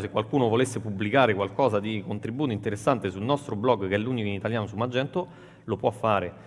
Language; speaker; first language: Italian; native; Italian